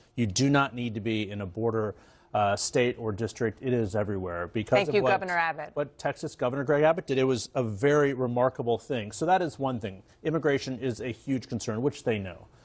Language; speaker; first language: English; native; English